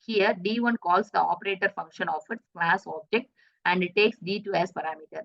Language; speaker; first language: English; non-native, local second language; Tamil